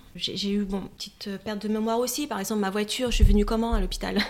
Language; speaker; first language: French; native; French